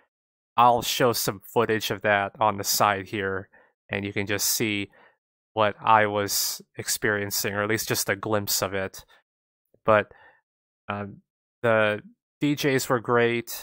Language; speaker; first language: English; native; English